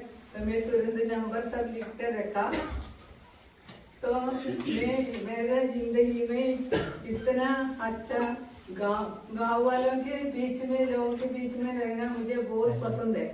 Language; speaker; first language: Hindi; non-native, local second language; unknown